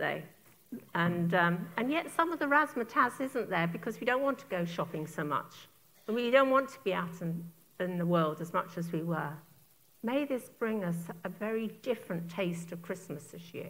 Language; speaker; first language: English; native; English